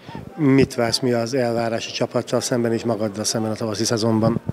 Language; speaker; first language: Hungarian; native; Hungarian